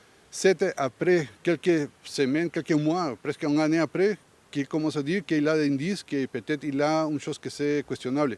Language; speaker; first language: French; non-native, learner; Spanish